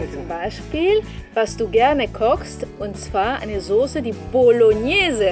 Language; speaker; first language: German; non-native, fluent; Italian